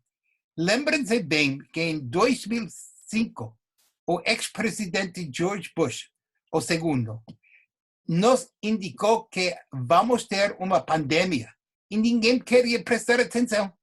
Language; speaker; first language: Portuguese; non-native, fluent; English